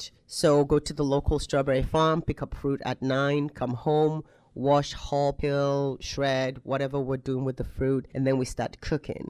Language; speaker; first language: English; non-native, local second language; Yoruba